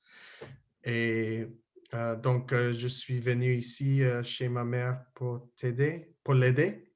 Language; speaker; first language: French; non-native, learner; English